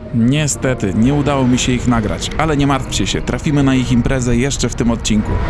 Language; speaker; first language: Polish; native; Polish